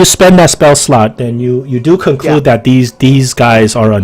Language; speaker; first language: English; native; English